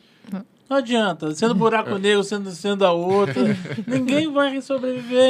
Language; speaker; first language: Portuguese; native; Portuguese